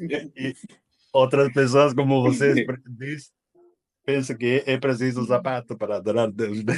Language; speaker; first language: Portuguese; non-native, fluent; Spanish